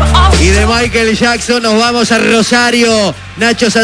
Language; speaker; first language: Spanish; native; Spanish